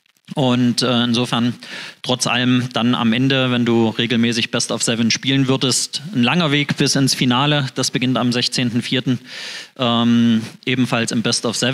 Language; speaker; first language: German; native; German